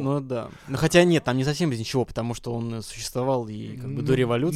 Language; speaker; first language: Russian; native; Russian